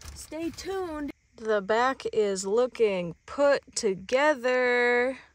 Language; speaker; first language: English; native; English